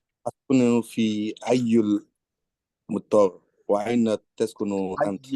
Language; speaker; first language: Arabic; non-native, learner; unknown